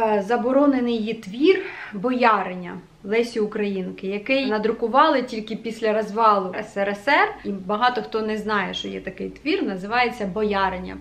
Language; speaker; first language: Ukrainian; non-native, local second language; Russian